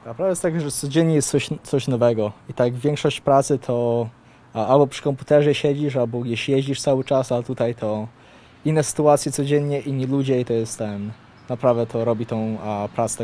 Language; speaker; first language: Polish; early bilingual, heritage; Polish